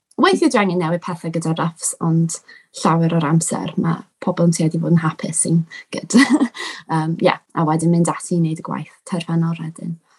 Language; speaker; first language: Welsh; non-native, local second language; English